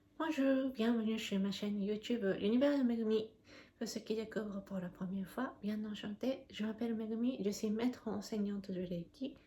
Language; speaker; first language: French; non-native, fluent; Japanese